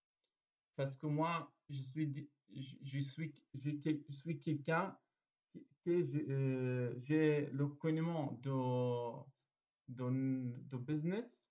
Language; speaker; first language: French; non-native, learner; Arabic